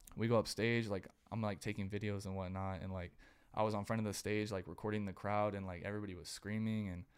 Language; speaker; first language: English; native; English